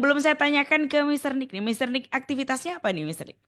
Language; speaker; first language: Indonesian; native; Indonesian